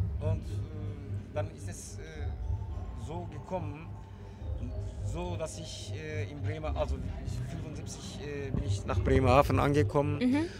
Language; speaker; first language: German; early bilingual, other home language; Turkish